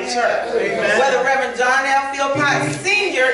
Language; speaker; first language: English; native; English